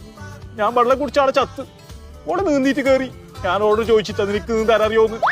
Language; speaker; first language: Malayalam; native; Malayalam